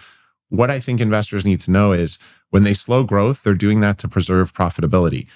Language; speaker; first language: English; native; English